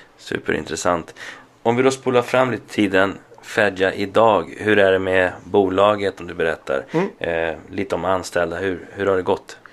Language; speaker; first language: Swedish; early bilingual, other home language; Spanish